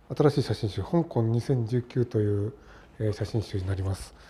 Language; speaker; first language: Japanese; native; Japanese